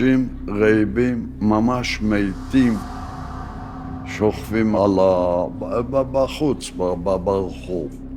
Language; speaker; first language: Hebrew; non-native, fluent; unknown